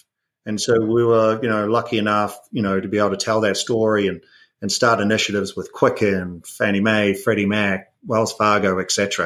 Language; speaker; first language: English; native; English